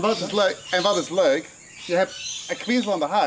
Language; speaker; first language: Dutch; early bilingual, heritage; Dutch